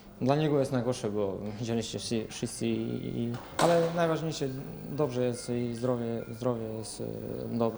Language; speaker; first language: Polish; non-native, learner; Serbian